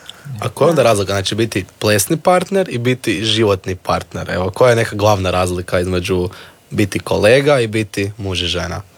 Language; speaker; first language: Serbian; native; Serbian